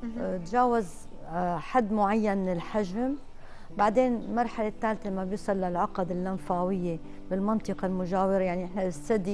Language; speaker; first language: Arabic; native; Arabic